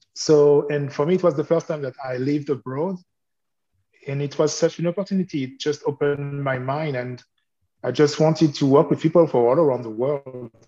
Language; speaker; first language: English; non-native, fluent; French